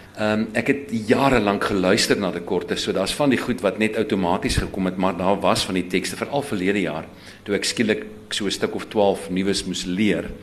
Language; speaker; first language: Afrikaans; native; Afrikaans